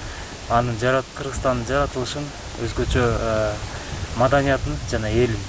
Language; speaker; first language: Kyrgyz; non-native, fluent; French